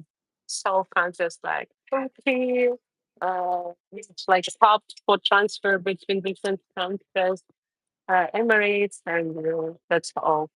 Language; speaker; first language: English; non-native, learner; Russian